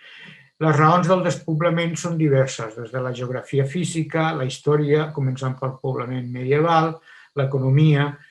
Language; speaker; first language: Catalan; native; Catalan